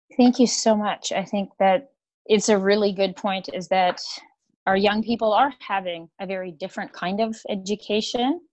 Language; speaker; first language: English; native; English